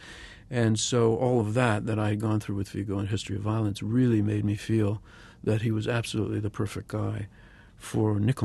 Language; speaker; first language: English; native; English